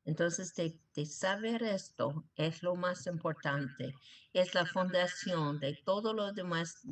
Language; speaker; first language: Spanish; non-native, learner; English